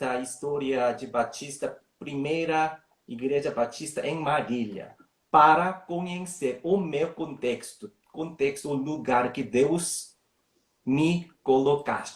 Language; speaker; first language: Portuguese; non-native, learner; Korean